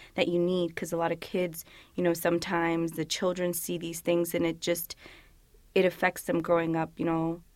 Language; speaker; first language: English; early bilingual, other home language; Spanish